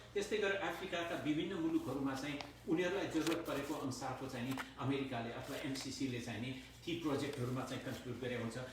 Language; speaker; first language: Nepali; native; Nepali